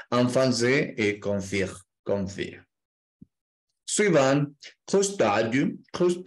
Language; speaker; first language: French; non-native, learner; Spanish